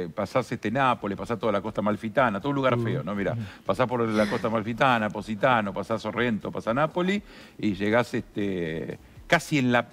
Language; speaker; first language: Spanish; native; Spanish